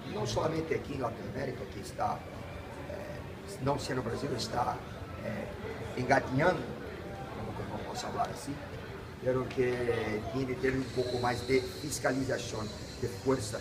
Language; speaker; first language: Spanish; non-native, fluent; Portuguese